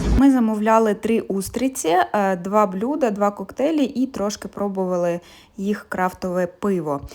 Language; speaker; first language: Ukrainian; non-native, local second language; Russian